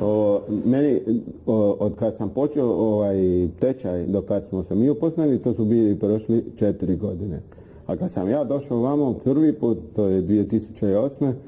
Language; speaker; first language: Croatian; non-native, fluent; Spanish